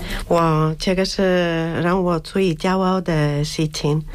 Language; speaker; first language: Chinese; non-native, fluent; Spanish